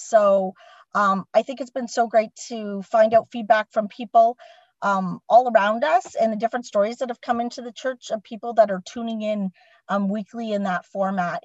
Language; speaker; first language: English; native; English